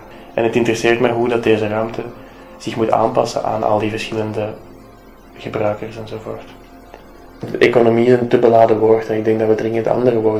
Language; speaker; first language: Dutch; native; Dutch